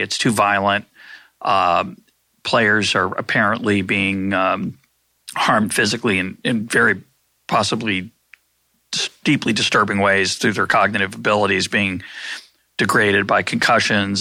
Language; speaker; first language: English; native; English